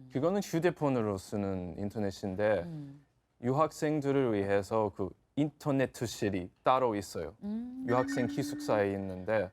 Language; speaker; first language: Korean; non-native, fluent; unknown